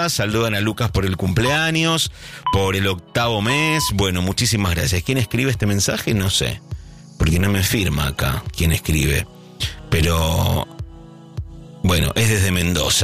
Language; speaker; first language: Spanish; native; Spanish